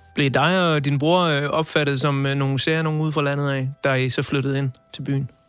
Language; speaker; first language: Danish; native; Danish